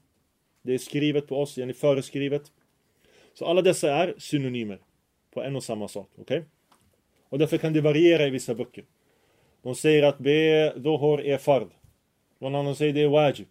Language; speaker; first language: Swedish; early bilingual, other home language; Arabic